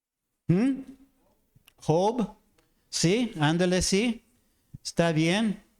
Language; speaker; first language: Spanish; non-native, fluent; English